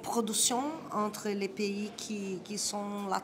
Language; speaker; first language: French; non-native, learner; Portuguese